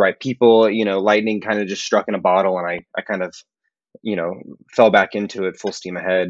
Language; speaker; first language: English; native; English